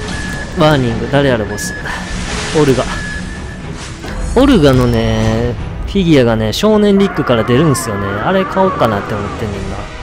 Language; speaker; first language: Japanese; native; Japanese